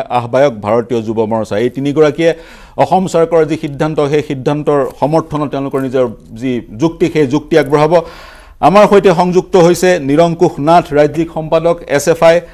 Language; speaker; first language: Assamese; native; Assamese